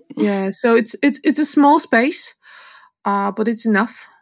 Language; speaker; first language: English; non-native, fluent; Polish